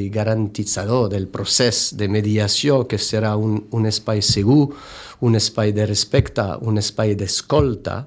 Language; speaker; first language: Catalan; non-native, fluent; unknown